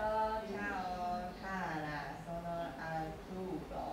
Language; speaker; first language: Italian; non-native, learner; Chinese